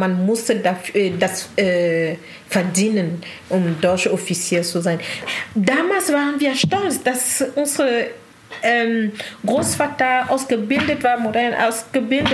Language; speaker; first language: German; non-native, learner; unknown